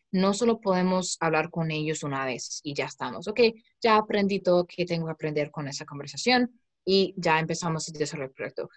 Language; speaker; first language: Spanish; non-native, fluent; English